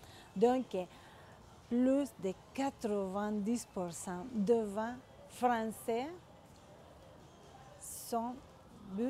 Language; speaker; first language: French; non-native, fluent; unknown